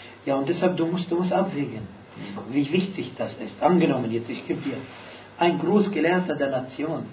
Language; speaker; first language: German; non-native, fluent; Arabic